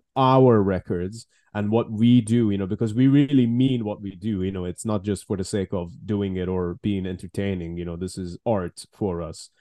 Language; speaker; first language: English; non-native, fluent; Persian